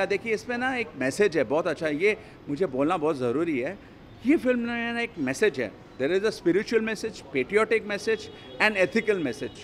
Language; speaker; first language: Hindi; native; Hindi